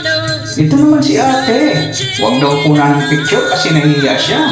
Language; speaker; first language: Filipino; native; Filipino